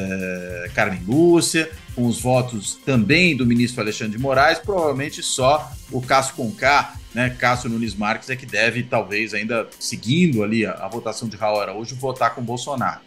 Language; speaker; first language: Portuguese; native; Portuguese